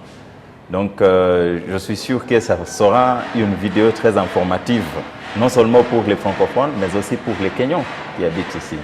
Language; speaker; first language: French; non-native, fluent; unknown